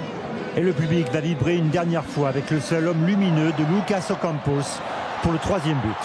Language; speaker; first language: French; native; French